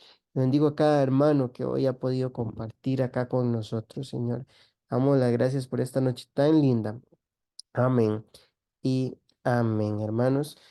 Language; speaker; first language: Spanish; native; Spanish